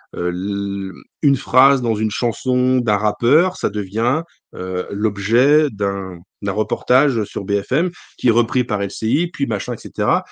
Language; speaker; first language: French; native; French